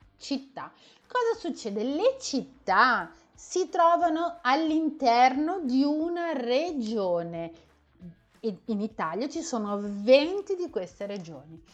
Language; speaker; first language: Italian; native; Italian